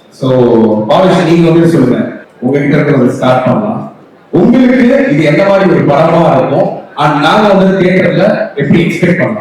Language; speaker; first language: Tamil; native; Tamil